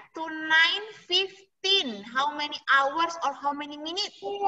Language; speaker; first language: English; non-native, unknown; Indonesian